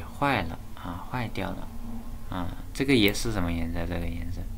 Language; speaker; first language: Chinese; native; Chinese